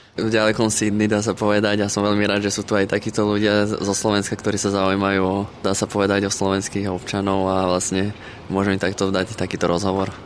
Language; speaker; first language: Slovak; native; Slovak